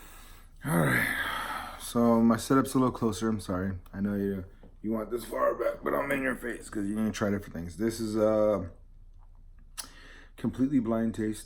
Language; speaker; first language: English; native; English